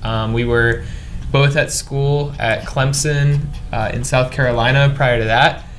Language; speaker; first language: English; native; English